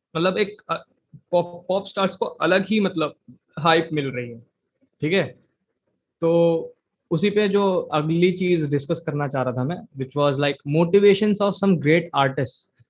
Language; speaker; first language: Hindi; native; Hindi